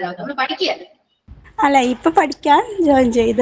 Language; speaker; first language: Malayalam; native; Malayalam